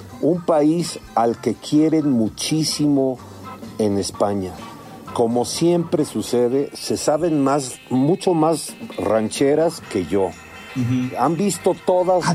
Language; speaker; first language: Spanish; early bilingual, heritage; Spanish